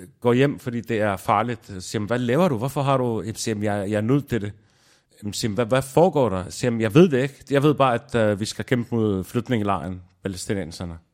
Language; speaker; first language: Danish; non-native, fluent; Arabic